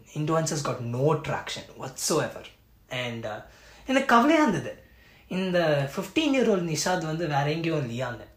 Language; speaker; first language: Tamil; early bilingual, heritage; Tamil